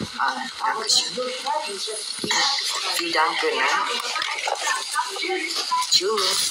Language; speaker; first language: German; non-native, learner; Indonesian